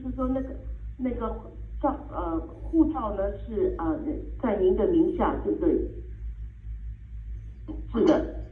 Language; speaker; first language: Chinese; native; Chinese